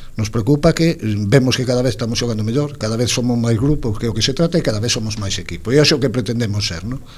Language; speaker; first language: Galician; non-native, local second language; Spanish